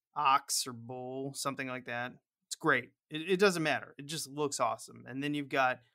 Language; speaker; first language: English; native; English